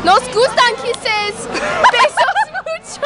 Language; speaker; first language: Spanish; non-native, learner; English